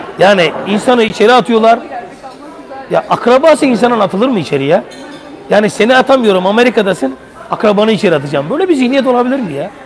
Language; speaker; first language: Turkish; native; Turkish